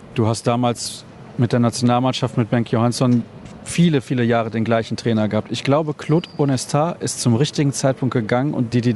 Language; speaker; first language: German; native; German